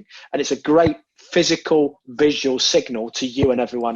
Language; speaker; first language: English; native; English